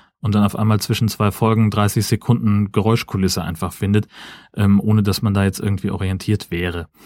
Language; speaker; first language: German; native; German